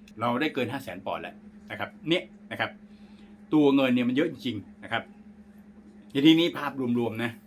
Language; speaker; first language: Thai; native; Thai